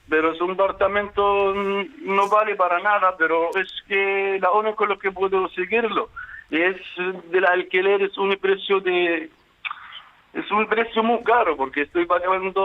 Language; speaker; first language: Spanish; non-native, fluent; Arabic